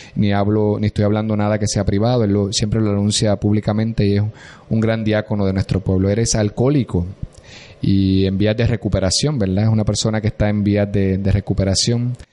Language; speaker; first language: Spanish; native; Spanish